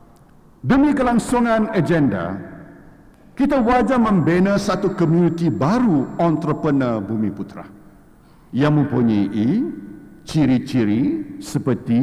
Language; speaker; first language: Malay; native; Malay